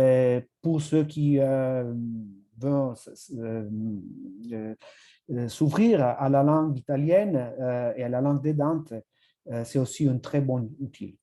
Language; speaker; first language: French; non-native, fluent; Italian